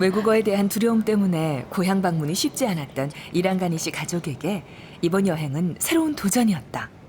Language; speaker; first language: Korean; native; Korean